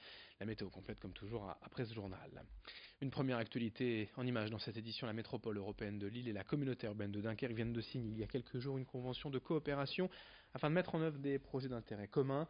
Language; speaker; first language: French; native; French